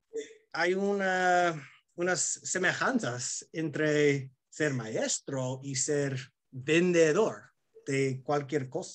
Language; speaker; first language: Spanish; non-native, fluent; English